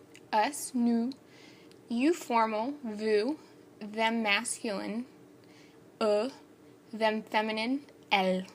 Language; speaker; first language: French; non-native, learner; English